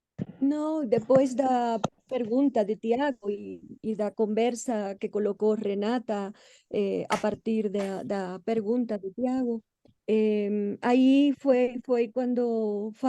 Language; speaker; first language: Portuguese; non-native, fluent; Spanish